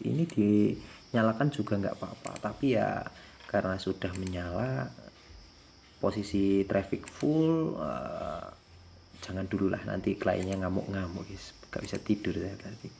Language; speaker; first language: Indonesian; native; Indonesian